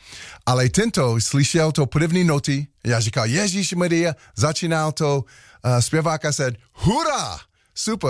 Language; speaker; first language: Czech; non-native, learner; English